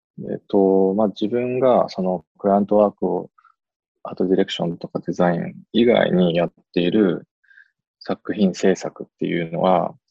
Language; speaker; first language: Japanese; native; Japanese